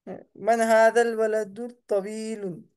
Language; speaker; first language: Arabic; non-native, learner; Urdu